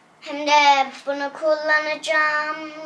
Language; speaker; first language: Turkish; early bilingual, heritage; English